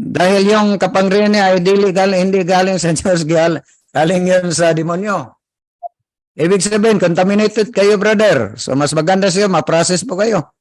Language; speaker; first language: Filipino; non-native, local second language; Cebuano